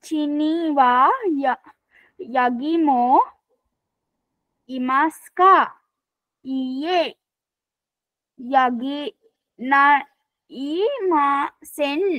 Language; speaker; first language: Japanese; non-native, learner; Sinhala